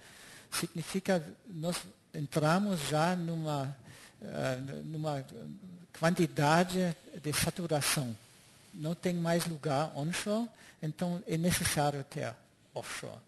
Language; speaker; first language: Portuguese; non-native, fluent; German